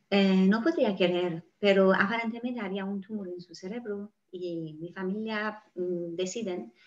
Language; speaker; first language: Spanish; non-native, fluent; Persian